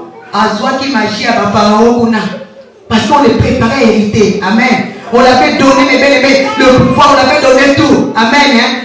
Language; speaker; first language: French; non-native, local second language; Lingala